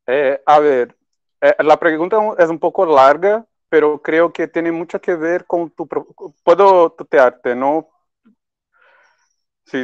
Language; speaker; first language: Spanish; non-native, fluent; Portuguese